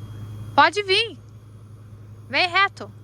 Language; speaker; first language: Portuguese; native; Portuguese